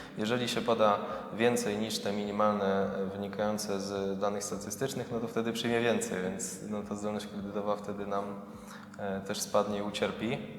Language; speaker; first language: Polish; native; Polish